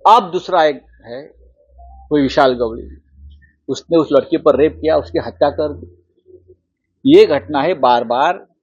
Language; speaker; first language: Hindi; non-native, local second language; Marathi